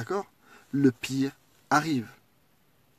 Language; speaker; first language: French; native; French